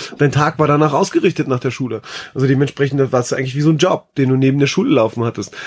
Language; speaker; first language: German; early bilingual, other home language; Persian